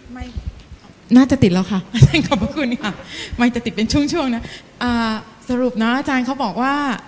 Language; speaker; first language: Thai; native; Thai